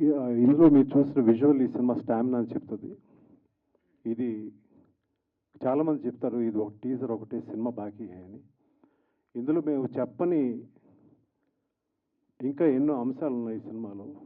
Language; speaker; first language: Telugu; native; Telugu